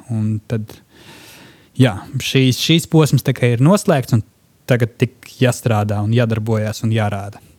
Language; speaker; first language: Latvian; non-native, local second language; Russian